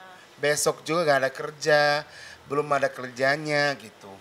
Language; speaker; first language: Indonesian; non-native, fluent; Japanese